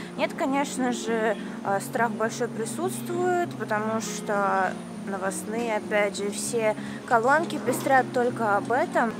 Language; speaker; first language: Russian; native; Russian